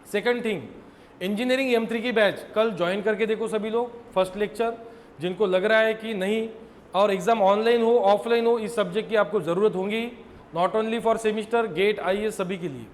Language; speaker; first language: Hindi; non-native, local second language; Marathi